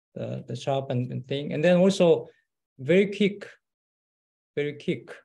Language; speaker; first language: English; non-native, learner; Korean